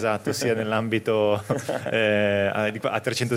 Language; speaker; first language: Italian; native; Italian